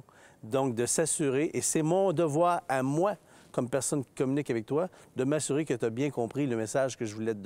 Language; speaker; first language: French; native; French